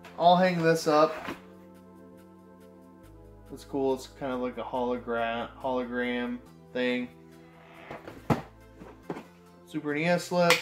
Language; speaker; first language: English; native; English